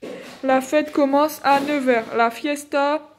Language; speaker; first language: French; native; French